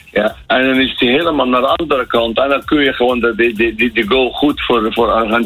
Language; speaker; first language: Dutch; non-native, learner; Arabic